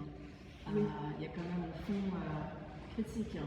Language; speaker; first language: French; native; French